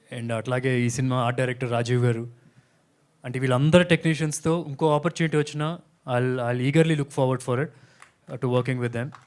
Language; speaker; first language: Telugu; native; Telugu